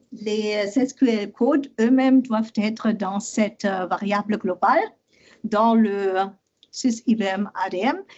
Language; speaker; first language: French; non-native, learner; German